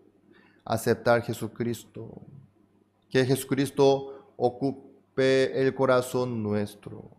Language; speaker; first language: Spanish; non-native, fluent; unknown